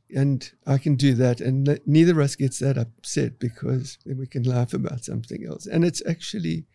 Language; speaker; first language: English; native; English